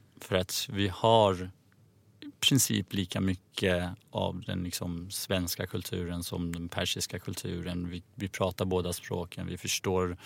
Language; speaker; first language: Swedish; early bilingual, other home language; Persian